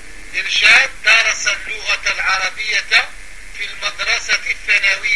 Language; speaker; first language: Arabic; non-native, fluent; French